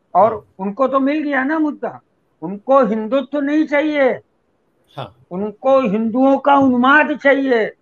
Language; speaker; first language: Hindi; native; Hindi